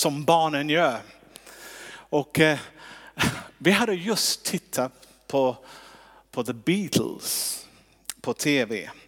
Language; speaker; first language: Swedish; non-native, fluent; English